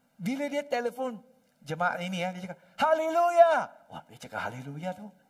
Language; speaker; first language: Malay; non-native, local second language; Chinese